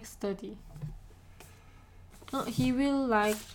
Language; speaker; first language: English; non-native, learner; Korean